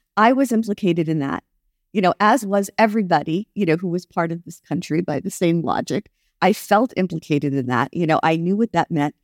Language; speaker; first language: English; native; English